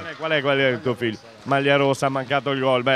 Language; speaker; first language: Italian; native; Italian